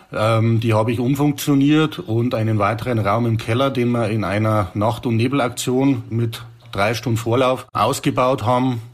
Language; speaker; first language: German; native; German